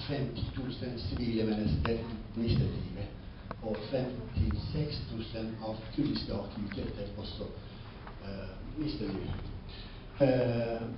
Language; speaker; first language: Norwegian; non-native, learner; Kurdish